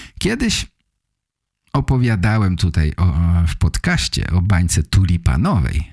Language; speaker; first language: Polish; native; Polish